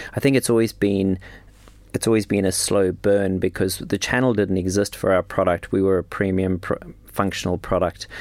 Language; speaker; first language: English; native; English